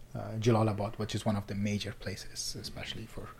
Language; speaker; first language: English; non-native, fluent; Persian